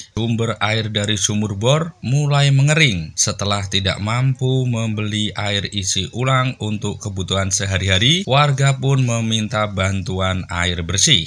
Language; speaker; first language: Indonesian; native; Indonesian